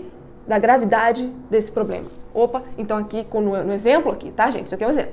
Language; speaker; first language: Portuguese; native; Portuguese